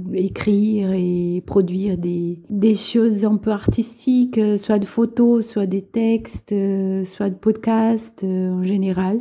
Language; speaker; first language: French; non-native, local second language; Portuguese